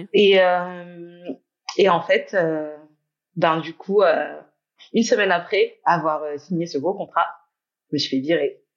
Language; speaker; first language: French; native; French